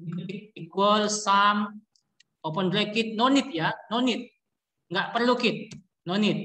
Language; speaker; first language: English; non-native, learner; Indonesian